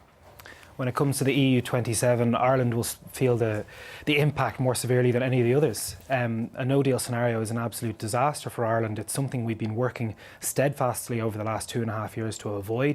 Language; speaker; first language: English; native; English